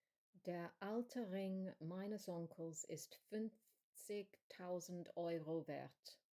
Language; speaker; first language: German; non-native, learner; English